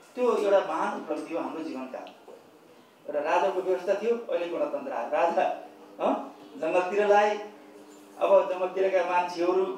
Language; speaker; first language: Nepali; native; Nepali